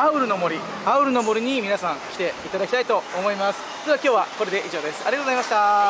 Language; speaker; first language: Japanese; native; Japanese